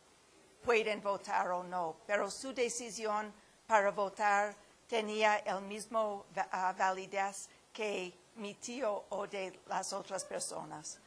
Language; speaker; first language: Spanish; non-native, fluent; English